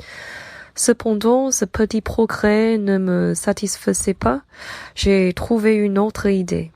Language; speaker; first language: French; non-native, learner; Chinese